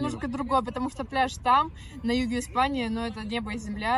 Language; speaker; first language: Russian; native; Russian